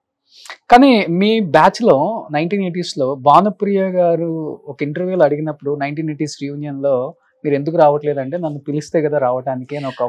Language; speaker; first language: Telugu; native; Telugu